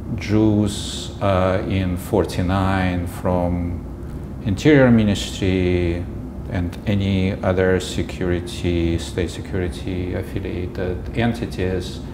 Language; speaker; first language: English; non-native, fluent; Russian